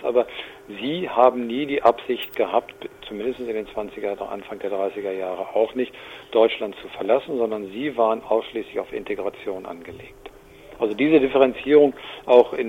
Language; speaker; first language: German; native; German